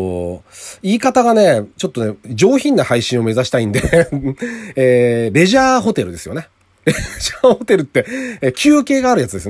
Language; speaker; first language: Japanese; native; Japanese